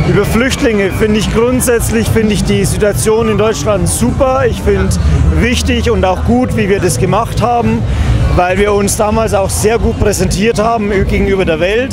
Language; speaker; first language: German; native; German